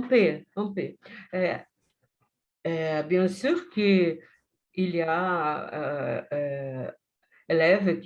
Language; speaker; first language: French; non-native, learner; Portuguese